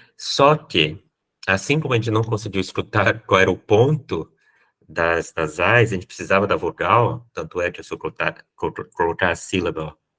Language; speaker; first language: Portuguese; native; Portuguese